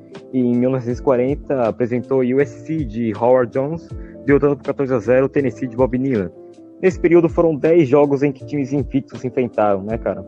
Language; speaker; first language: Portuguese; native; Portuguese